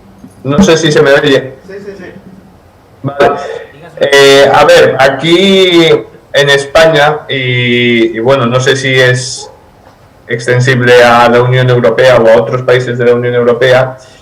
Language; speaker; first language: Spanish; native; Spanish